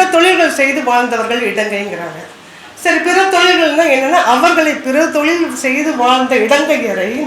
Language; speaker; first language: Tamil; non-native, local second language; Kannada